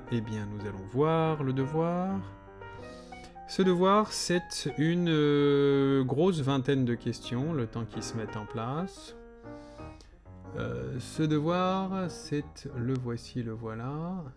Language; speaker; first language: French; native; French